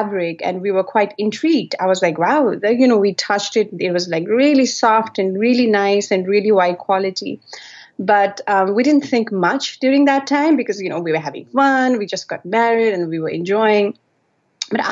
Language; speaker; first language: English; non-native, local second language; Nepali